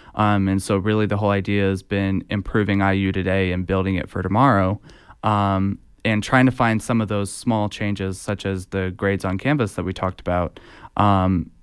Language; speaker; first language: English; native; English